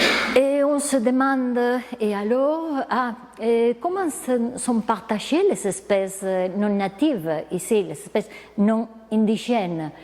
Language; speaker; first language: French; non-native, fluent; Spanish